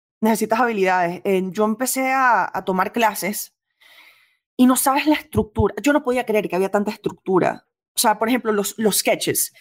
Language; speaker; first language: Spanish; native; Spanish